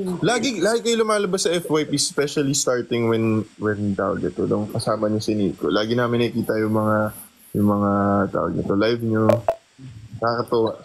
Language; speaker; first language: Filipino; native; Filipino